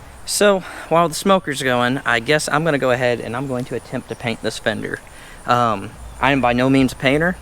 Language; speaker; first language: English; native; English